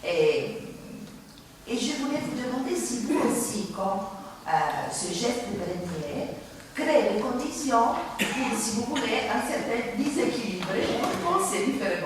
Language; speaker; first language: French; non-native, fluent; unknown